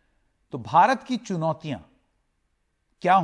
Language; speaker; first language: Hindi; native; Hindi